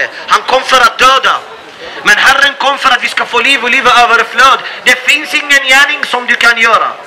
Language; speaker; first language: Swedish; non-native, fluent; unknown